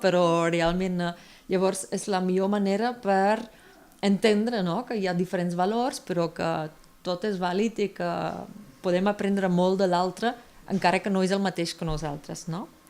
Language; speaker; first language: Catalan; non-native, fluent; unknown